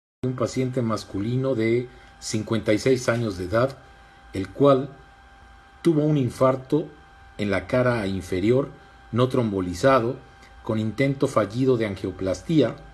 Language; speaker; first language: Spanish; native; Spanish